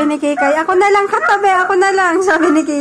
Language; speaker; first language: Filipino; native; Filipino